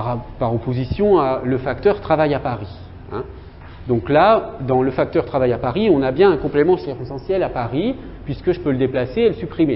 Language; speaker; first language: French; native; French